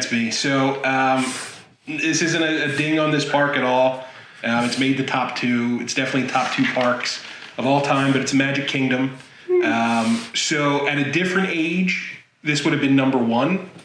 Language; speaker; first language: English; native; English